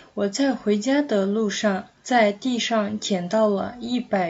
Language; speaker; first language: Chinese; non-native, fluent; Kazakh